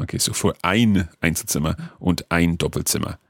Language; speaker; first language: German; non-native, fluent; English